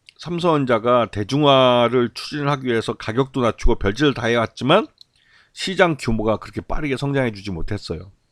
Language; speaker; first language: Korean; native; Korean